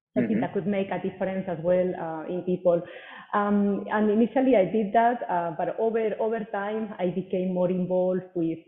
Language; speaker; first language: English; non-native, fluent; Spanish